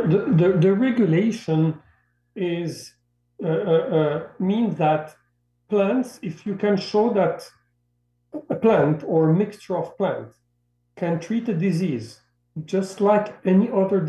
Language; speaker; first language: English; non-native, fluent; Arabic